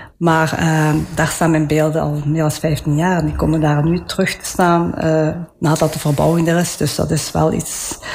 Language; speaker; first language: Dutch; early bilingual, other home language; Italian